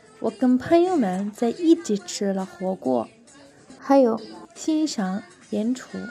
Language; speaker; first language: Chinese; non-native, learner; Arabic